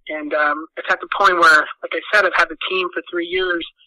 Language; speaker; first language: English; native; English